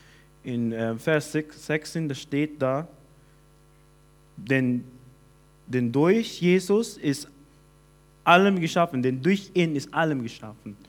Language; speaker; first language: German; non-native, fluent; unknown